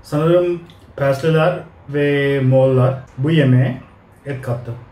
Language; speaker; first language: Turkish; non-native, learner; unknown